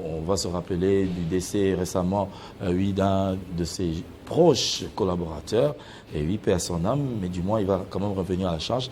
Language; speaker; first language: French; non-native, local second language; Lingala